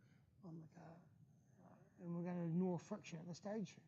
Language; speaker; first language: English; native; English